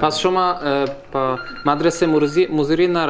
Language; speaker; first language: Persian; non-native, learner; Polish